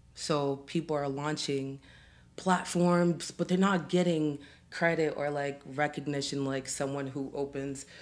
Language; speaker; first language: English; native; English